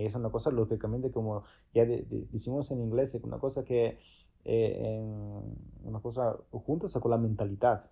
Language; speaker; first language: Spanish; non-native, fluent; Italian